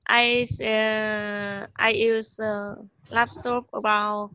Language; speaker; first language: English; non-native, learner; Vietnamese